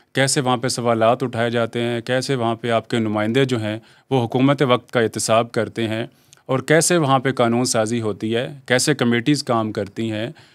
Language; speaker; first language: Urdu; native; Urdu